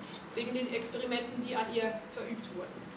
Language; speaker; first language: German; non-native, fluent; Hungarian